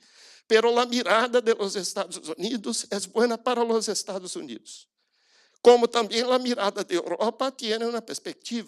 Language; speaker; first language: Spanish; non-native, learner; Portuguese